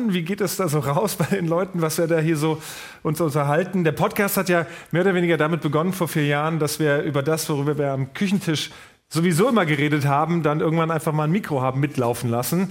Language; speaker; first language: German; native; German